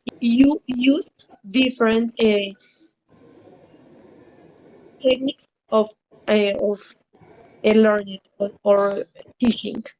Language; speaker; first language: English; non-native, learner; Spanish